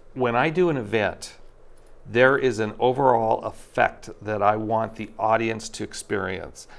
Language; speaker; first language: English; native; English